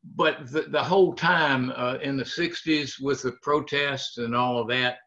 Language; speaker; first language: English; native; English